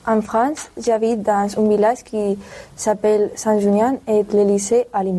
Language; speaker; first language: French; non-native, learner; Spanish